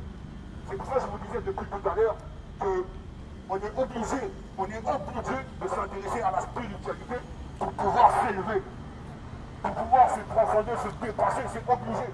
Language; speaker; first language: French; native; French